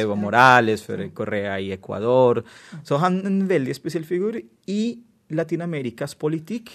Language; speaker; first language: Norwegian; non-native, fluent; Spanish